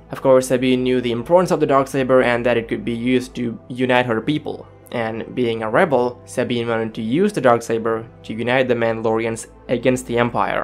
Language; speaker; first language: English; native; English